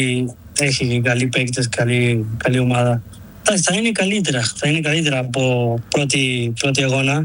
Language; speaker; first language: Greek; non-native, learner; Spanish